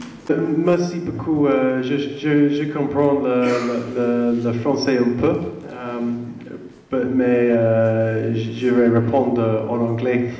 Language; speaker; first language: French; non-native, learner; English